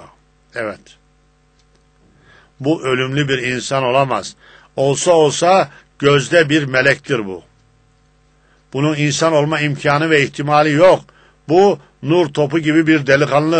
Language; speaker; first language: Turkish; native; Turkish